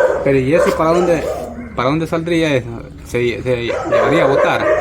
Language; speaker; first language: Spanish; native; Spanish